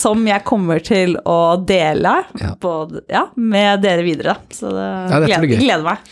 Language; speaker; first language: Norwegian; native; Norwegian